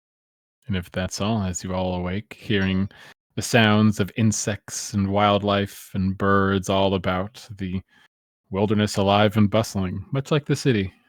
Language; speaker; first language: English; native; English